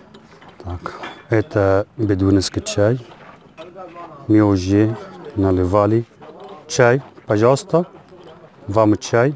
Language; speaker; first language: Russian; non-native, learner; Arabic